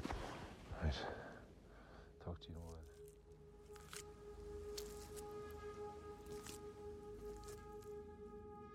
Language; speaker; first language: English; native; English